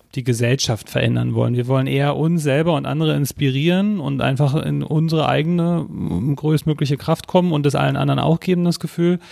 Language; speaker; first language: German; native; German